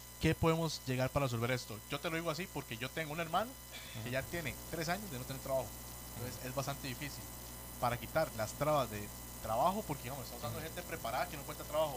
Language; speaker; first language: Spanish; native; Spanish